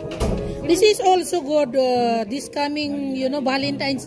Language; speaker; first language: English; non-native, local second language; Filipino